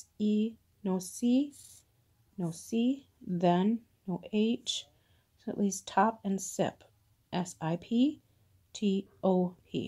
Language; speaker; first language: English; native; English